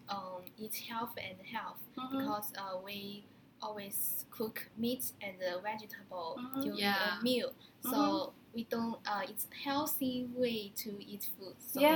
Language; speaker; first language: English; non-native, learner; Chinese